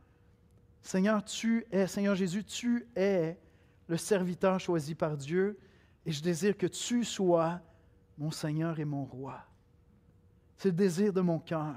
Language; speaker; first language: French; native; French